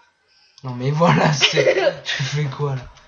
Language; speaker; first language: French; native; French